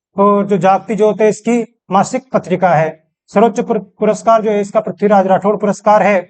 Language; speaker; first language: Hindi; native; Hindi